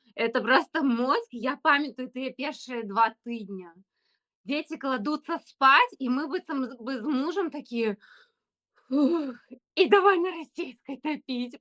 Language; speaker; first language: Belarusian; non-native, local second language; Russian